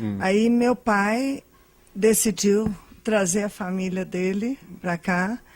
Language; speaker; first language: Portuguese; early bilingual, other home language; Arabic